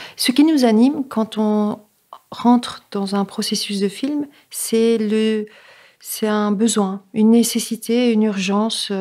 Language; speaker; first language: French; native; French